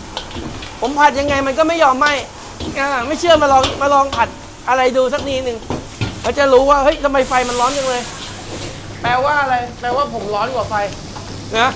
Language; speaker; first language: Thai; native; Thai